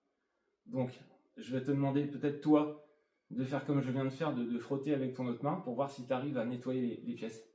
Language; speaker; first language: French; native; French